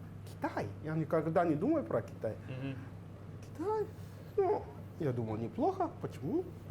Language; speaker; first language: Russian; non-native, learner; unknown